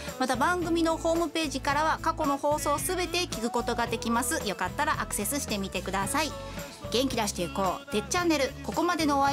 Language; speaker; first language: Japanese; native; Japanese